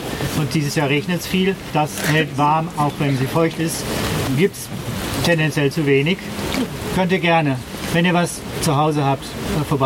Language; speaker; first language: German; native; German